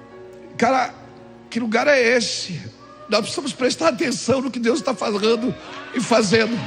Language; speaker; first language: Portuguese; native; Portuguese